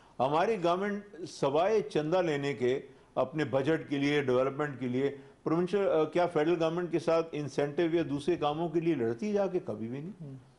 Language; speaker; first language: Urdu; non-native, local second language; Pashto